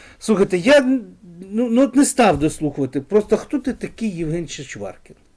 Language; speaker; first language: Ukrainian; non-native, local second language; Russian